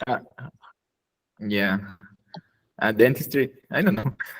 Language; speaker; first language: English; non-native, learner; Spanish